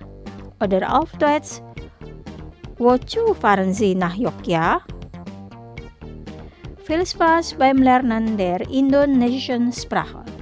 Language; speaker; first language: German; non-native, fluent; Indonesian